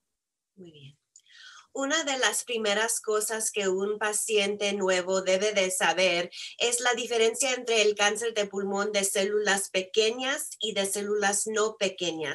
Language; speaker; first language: Spanish; early bilingual, heritage; Spanish